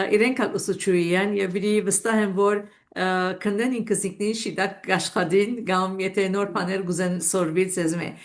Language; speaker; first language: Armenian; native; Armenian